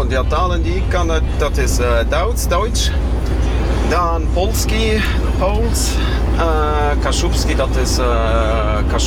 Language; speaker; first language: Dutch; non-native, fluent; Kashubian